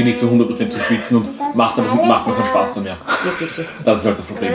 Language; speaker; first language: German; native; German